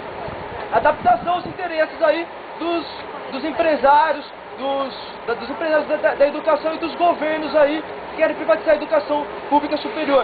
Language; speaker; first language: Portuguese; native; Portuguese